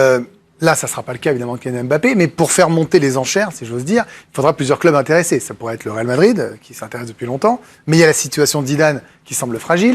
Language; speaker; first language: French; native; French